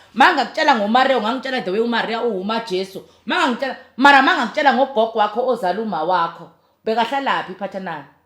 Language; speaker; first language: Zulu; native; Zulu